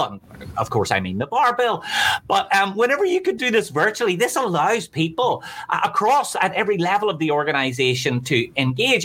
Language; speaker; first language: English; native; English